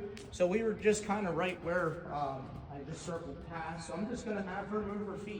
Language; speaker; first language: English; native; English